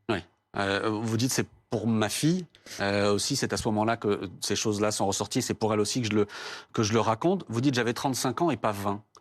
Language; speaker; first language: French; native; French